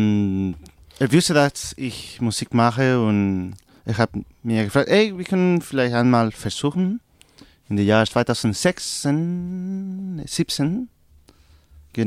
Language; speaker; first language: German; non-native, learner; Spanish